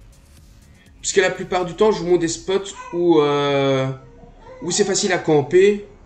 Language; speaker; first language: French; native; French